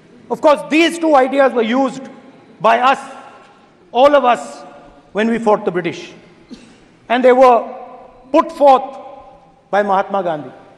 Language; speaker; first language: English; non-native, local second language; Hindi